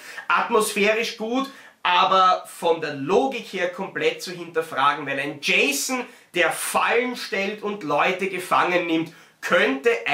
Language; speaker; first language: German; native; German